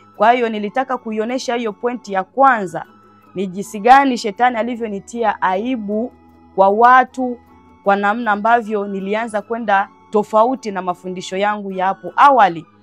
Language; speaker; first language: Swahili; non-native, local second language; Bembe